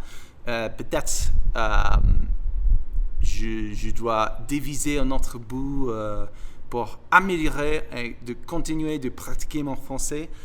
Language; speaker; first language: French; non-native, fluent; English